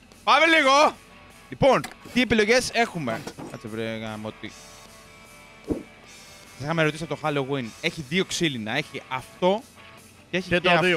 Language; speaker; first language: Greek; native; Greek